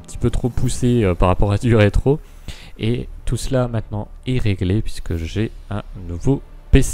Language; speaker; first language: French; native; French